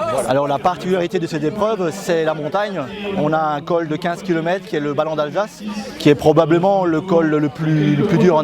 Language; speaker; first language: French; native; French